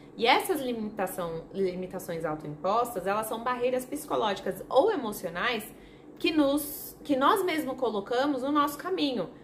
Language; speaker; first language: Portuguese; non-native, fluent; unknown